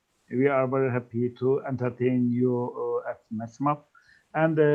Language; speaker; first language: English; non-native, learner; Turkish